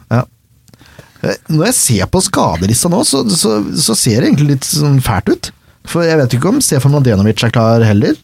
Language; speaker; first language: Norwegian; native; Norwegian